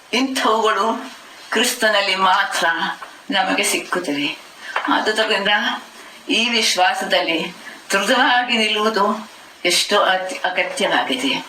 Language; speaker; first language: Kannada; non-native, fluent; German